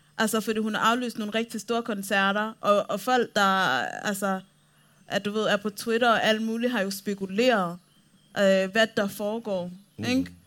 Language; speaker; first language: Danish; early bilingual, other home language; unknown